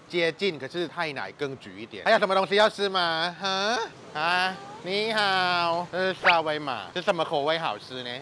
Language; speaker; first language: Chinese; non-native, fluent; Thai